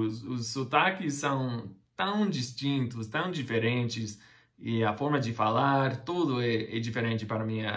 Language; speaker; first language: Portuguese; non-native, fluent; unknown